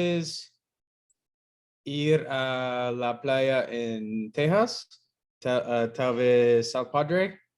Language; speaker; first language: Spanish; non-native, learner; English